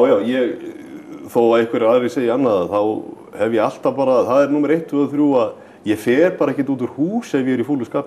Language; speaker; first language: Icelandic; native; Icelandic